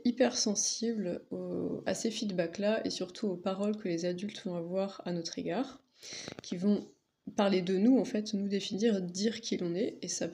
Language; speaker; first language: French; native; French